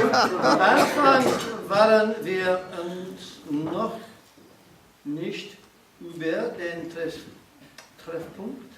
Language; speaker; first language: German; non-native, learner; English